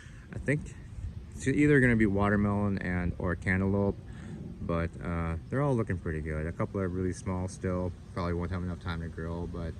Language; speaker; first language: English; native; English